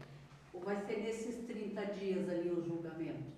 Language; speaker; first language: Portuguese; native; Portuguese